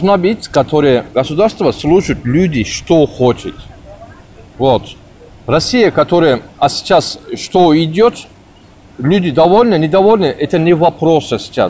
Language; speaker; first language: Russian; non-native, learner; Turkish